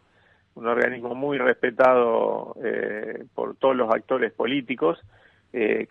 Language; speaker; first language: Spanish; native; Spanish